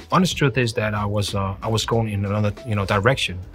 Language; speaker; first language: English; non-native, fluent; Danish